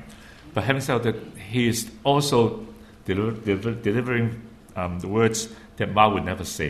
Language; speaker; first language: English; non-native, local second language; Cantonese